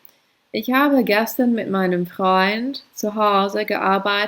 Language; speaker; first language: German; non-native, fluent; English